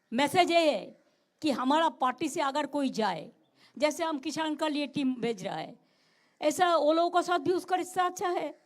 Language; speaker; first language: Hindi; non-native, local second language; Bangla